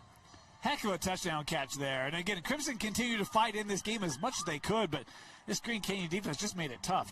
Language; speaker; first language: English; native; English